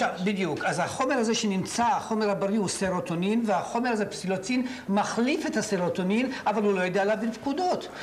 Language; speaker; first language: Hebrew; native; Hebrew